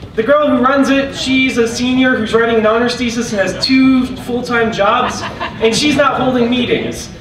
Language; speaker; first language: English; native; English